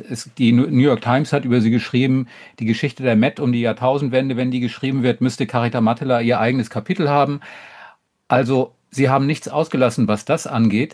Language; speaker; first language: German; native; German